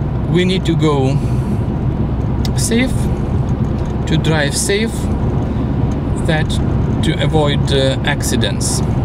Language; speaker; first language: English; non-native, fluent; Lithuanian